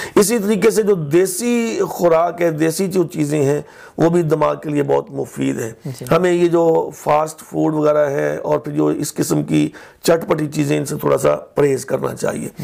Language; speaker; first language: Urdu; non-native, local second language; Punjabi